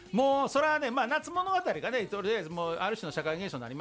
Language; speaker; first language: Japanese; native; Japanese